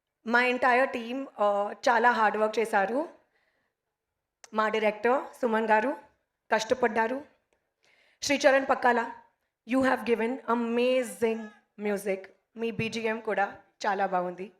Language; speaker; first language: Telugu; non-native, learner; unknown